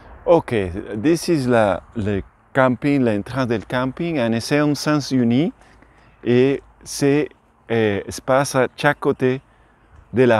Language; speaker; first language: French; non-native, learner; Spanish